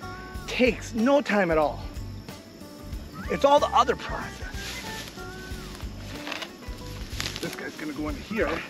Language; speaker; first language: English; native; English